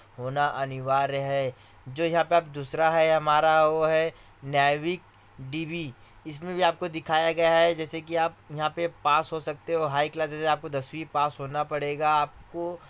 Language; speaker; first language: Hindi; native; Hindi